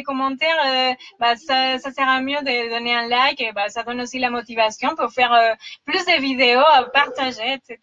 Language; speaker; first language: French; non-native, fluent; Spanish